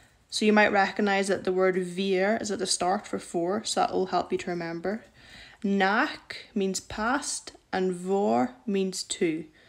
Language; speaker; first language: English; native; English